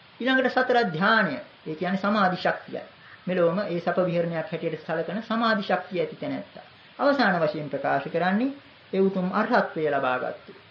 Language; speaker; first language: Sinhala; native; Sinhala